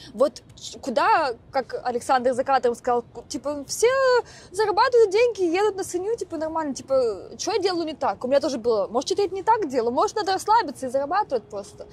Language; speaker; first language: Russian; native; Russian